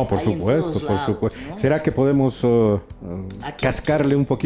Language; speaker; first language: Spanish; native; Spanish